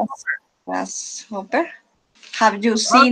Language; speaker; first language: English; non-native, learner; Spanish